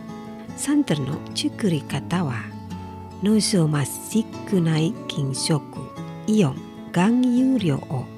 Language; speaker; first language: Japanese; non-native, fluent; Indonesian